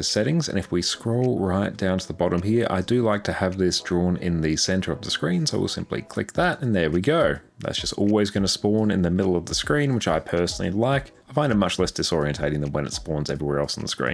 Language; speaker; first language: English; native; English